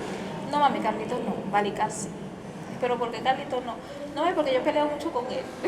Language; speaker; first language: Spanish; native; Spanish